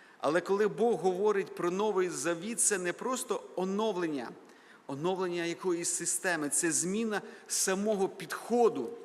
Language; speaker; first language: Ukrainian; native; Ukrainian